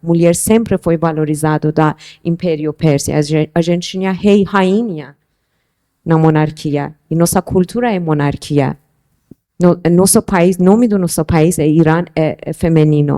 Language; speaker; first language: Portuguese; non-native, fluent; Persian